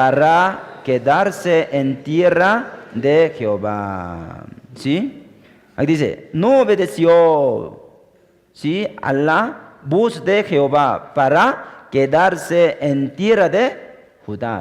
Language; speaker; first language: Spanish; non-native, fluent; Korean